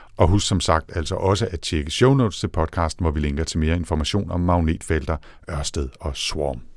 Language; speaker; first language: Danish; native; Danish